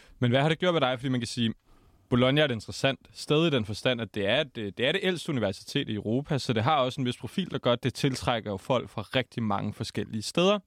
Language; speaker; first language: Danish; native; Danish